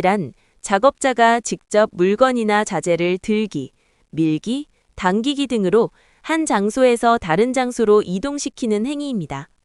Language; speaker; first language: Korean; non-native, learner; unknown